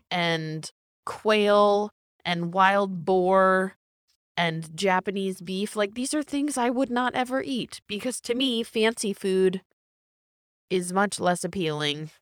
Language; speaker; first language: English; native; English